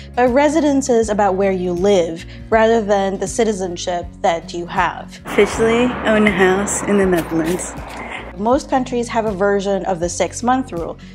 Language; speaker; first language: English; non-native, local second language; Filipino